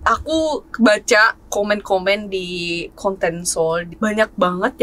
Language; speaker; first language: Indonesian; non-native, fluent; Korean